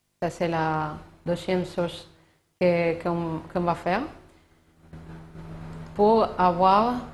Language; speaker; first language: French; non-native, learner; Spanish